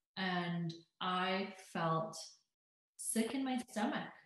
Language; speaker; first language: English; native; English